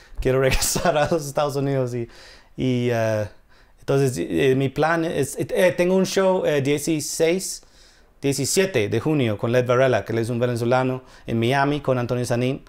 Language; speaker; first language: Spanish; non-native, fluent; English